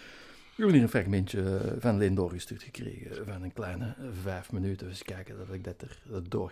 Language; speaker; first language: Dutch; native; Dutch